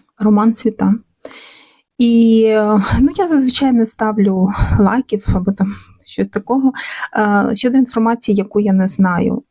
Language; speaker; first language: Ukrainian; non-native, local second language; Russian